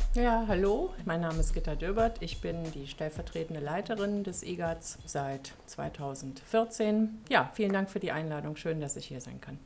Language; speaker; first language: German; early bilingual, other home language; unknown